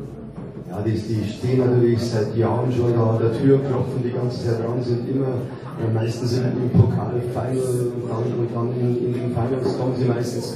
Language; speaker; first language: German; native; German